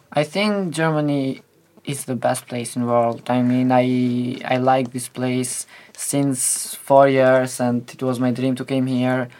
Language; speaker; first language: English; non-native, fluent; Albanian